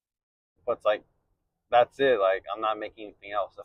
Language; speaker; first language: English; native; English